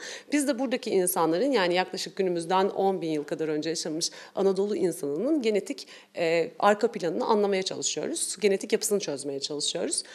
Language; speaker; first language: Turkish; native; Turkish